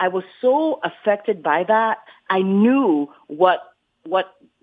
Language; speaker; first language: English; non-native, local second language; Yoruba